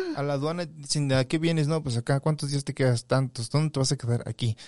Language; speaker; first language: Spanish; native; Spanish